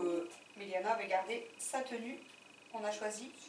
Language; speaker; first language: French; native; French